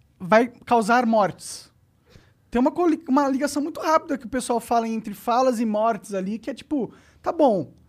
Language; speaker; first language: Portuguese; native; Portuguese